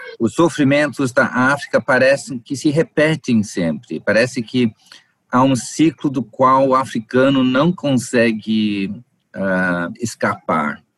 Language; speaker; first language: Portuguese; native; Portuguese